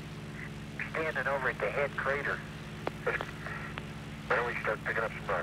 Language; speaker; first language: English; native; English